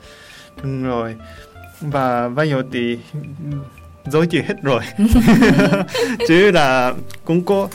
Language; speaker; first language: Vietnamese; non-native, learner; Japanese